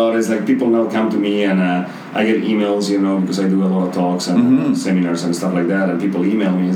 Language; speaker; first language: English; non-native, fluent; Spanish